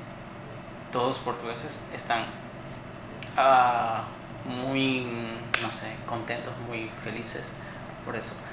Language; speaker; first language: Portuguese; non-native, learner; Spanish